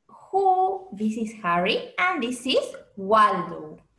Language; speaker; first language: English; non-native, fluent; Spanish